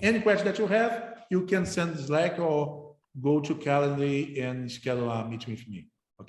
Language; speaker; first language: English; non-native, fluent; Portuguese